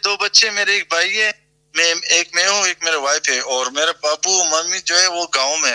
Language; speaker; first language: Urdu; non-native, fluent; Pashto